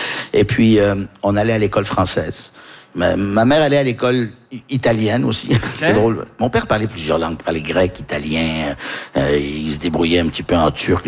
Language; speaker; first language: French; early bilingual, heritage; French